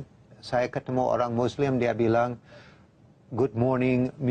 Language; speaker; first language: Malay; non-native, fluent; English